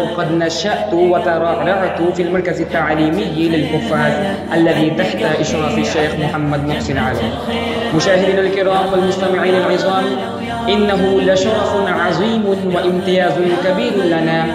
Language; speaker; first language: Arabic; non-native, fluent; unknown